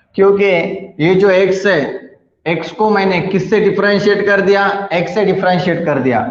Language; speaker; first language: Hindi; non-native, local second language; Marathi